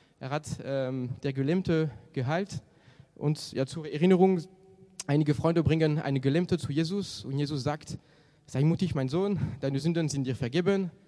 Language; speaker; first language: German; non-native, fluent; French